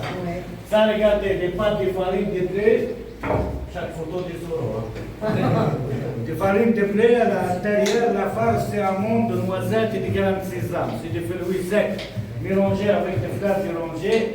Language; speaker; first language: French; non-native, learner; Arabic